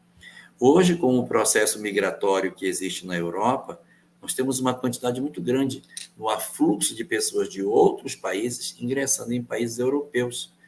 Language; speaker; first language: Portuguese; native; Portuguese